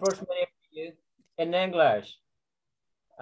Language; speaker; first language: English; non-native, fluent; Indonesian